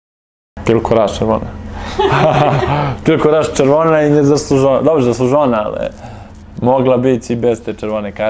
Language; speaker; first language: Polish; non-native, fluent; Serbian